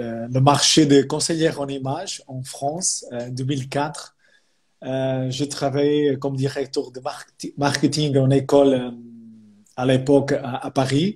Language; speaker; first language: French; non-native, fluent; Portuguese